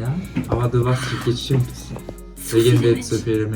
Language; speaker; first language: German; non-native, learner; Japanese